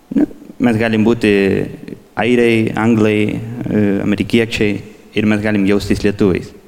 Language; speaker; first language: Lithuanian; early bilingual, heritage; Spanish